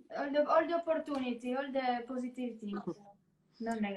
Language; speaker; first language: English; non-native, learner; Italian